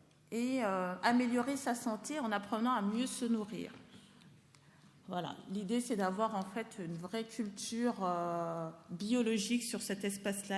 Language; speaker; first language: French; native; French